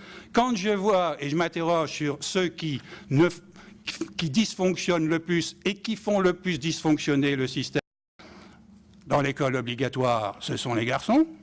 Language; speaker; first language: French; native; French